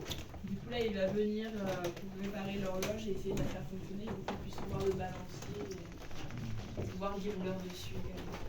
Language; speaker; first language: French; native; French